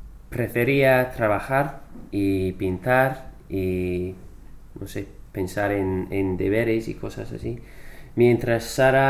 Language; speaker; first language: Spanish; non-native, fluent; English